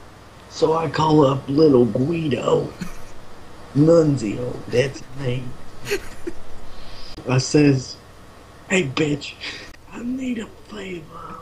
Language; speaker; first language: English; native; English